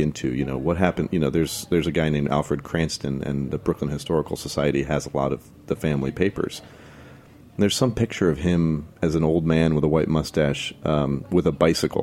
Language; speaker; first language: English; native; English